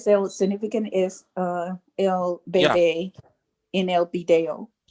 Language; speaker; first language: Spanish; non-native, learner; English